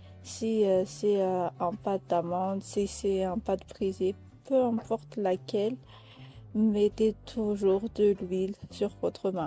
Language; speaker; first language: French; non-native, local second language; Malagasy